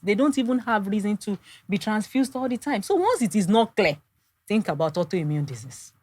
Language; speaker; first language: English; non-native, local second language; Yoruba